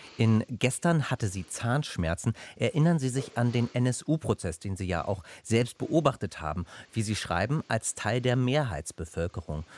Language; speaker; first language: German; native; German